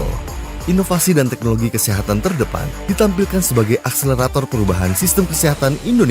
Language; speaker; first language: Indonesian; native; Indonesian